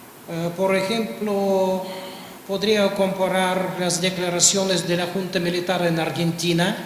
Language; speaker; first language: Spanish; non-native, fluent; Russian